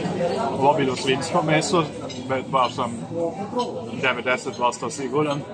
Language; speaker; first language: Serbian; non-native, fluent; German